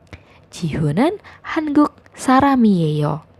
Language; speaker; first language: Korean; non-native, fluent; Indonesian